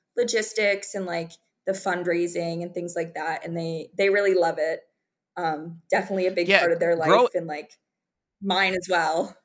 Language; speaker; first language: English; native; English